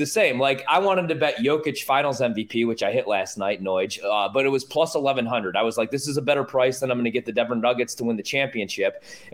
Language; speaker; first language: English; native; English